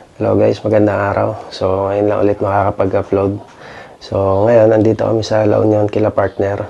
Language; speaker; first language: Filipino; native; Filipino